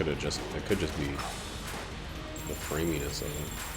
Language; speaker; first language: English; native; English